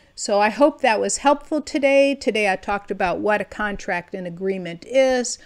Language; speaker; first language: English; native; English